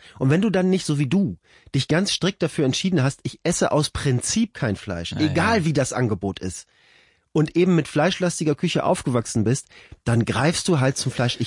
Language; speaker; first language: German; native; German